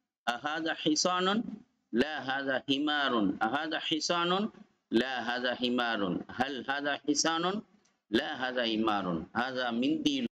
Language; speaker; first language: Arabic; non-native, fluent; Tamil